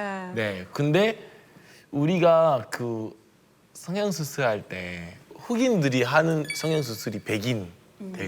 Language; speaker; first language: Korean; non-native, fluent; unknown